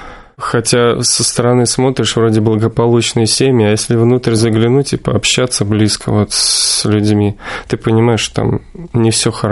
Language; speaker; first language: Russian; native; Russian